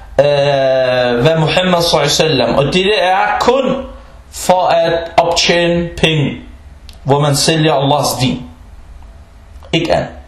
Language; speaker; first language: Danish; early bilingual, other home language; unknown